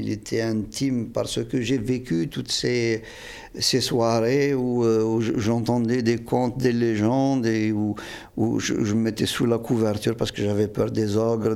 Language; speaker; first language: French; non-native, local second language; Kabyle